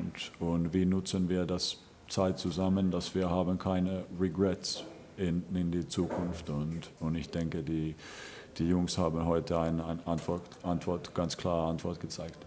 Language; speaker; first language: German; non-native, fluent; Finnish